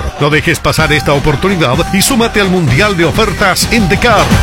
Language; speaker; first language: Spanish; native; Spanish